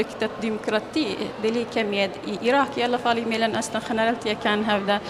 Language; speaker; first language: Swedish; non-native, fluent; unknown